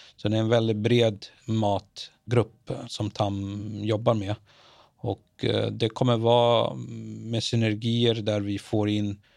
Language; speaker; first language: Swedish; early bilingual, other home language; Arabic